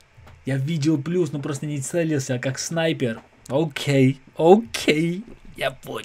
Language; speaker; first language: Russian; non-native, fluent; English